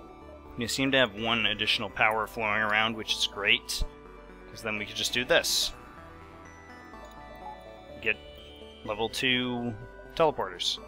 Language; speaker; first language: English; native; English